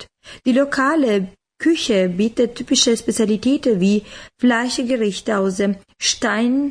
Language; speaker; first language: German; non-native, learner; Albanian